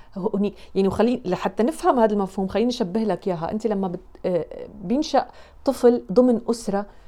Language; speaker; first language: Arabic; native; Arabic